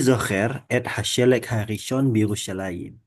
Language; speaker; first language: Hebrew; non-native, learner; Indonesian